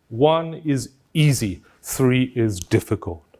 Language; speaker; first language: English; non-native, fluent; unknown